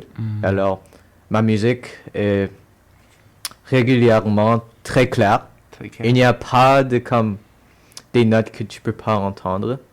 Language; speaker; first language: French; non-native, local second language; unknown